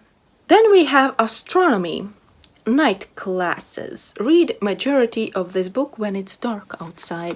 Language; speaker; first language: English; non-native, fluent; Latvian